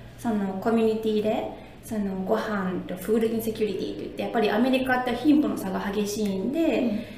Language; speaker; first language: Japanese; native; Japanese